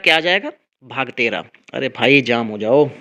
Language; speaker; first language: Hindi; native; Hindi